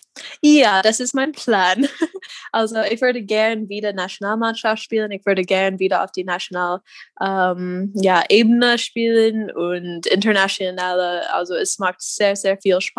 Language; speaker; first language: German; non-native, fluent; English